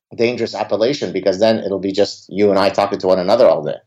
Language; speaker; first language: English; early bilingual, other home language; Arabic